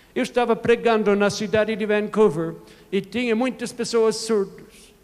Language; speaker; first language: Portuguese; non-native, fluent; English